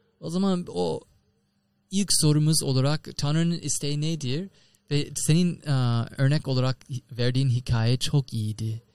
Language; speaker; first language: Turkish; non-native, fluent; English